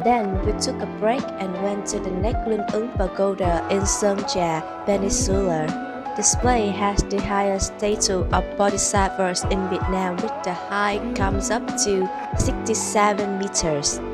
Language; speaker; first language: English; non-native, learner; Vietnamese